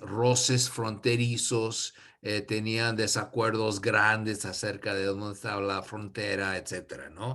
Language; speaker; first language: Spanish; non-native, fluent; English